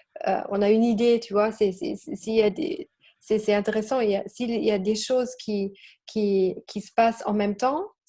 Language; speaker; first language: French; non-native, learner; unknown